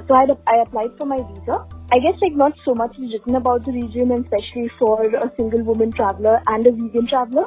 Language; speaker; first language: English; non-native, local second language; Hindi